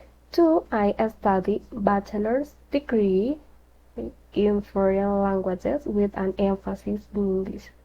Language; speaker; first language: English; non-native, learner; Spanish